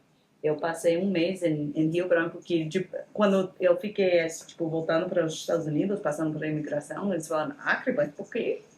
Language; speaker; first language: Portuguese; non-native, fluent; English